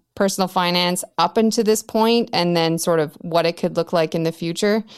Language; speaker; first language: English; native; English